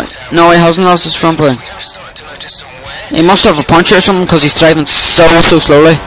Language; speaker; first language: English; native; English